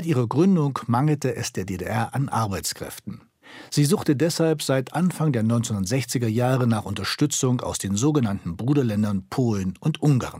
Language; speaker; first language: German; native; German